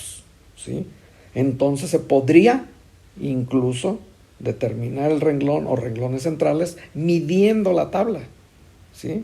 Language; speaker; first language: Spanish; native; Spanish